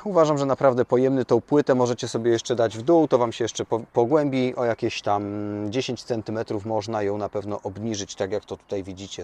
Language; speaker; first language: Polish; native; Polish